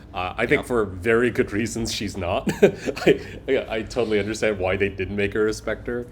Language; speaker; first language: English; native; English